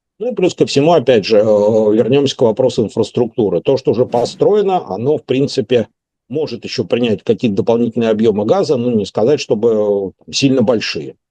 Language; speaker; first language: Russian; native; Russian